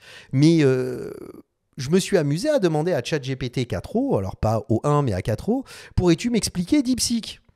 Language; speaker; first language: French; native; French